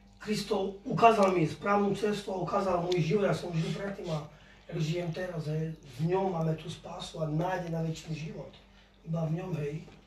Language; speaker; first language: Slovak; non-native, local second language; Romany